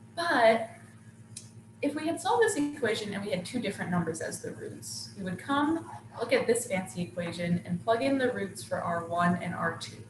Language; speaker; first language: English; native; English